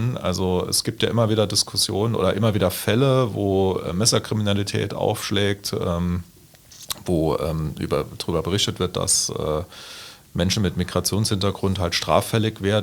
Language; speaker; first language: German; native; German